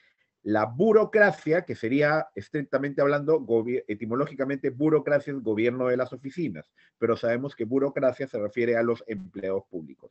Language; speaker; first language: Spanish; native; Spanish